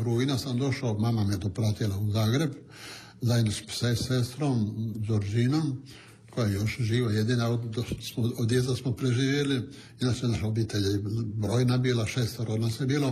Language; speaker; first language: Serbian; non-native, local second language; Italian